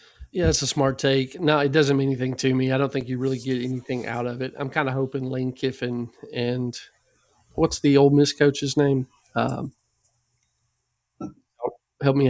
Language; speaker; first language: English; native; English